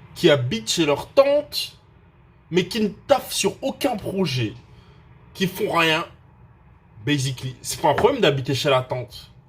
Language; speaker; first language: French; early bilingual, other home language; Russian